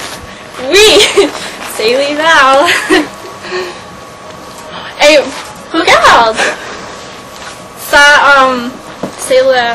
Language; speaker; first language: French; non-native, learner; English